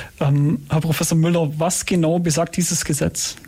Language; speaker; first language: German; native; German